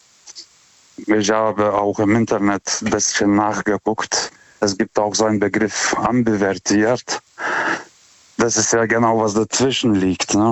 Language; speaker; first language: German; non-native, fluent; Lithuanian